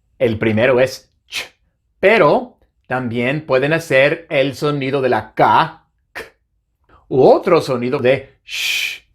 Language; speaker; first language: Spanish; non-native, fluent; English